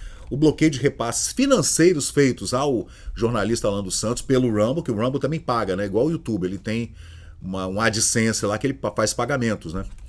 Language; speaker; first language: Portuguese; native; Portuguese